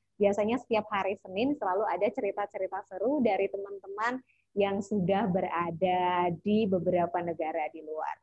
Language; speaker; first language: Indonesian; native; Indonesian